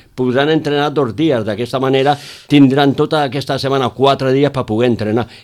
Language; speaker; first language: Catalan; native; Catalan